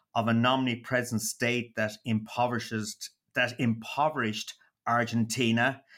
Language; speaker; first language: English; native; English